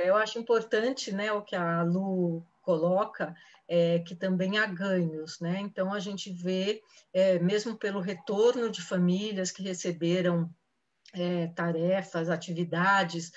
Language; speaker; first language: Portuguese; native; Portuguese